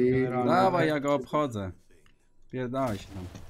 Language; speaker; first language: Polish; native; Polish